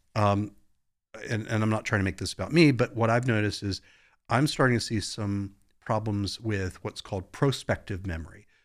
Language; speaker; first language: English; native; English